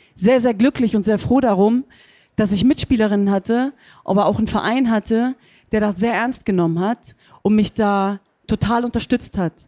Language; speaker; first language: German; native; German